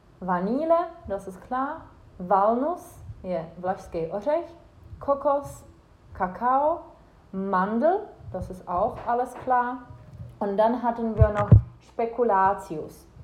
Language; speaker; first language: German; non-native, fluent; Czech